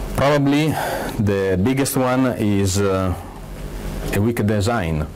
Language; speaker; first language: English; non-native, fluent; Italian